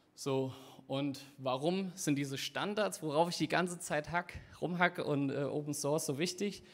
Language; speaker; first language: German; native; German